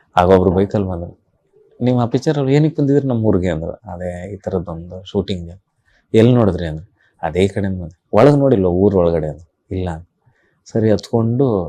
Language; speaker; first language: Kannada; native; Kannada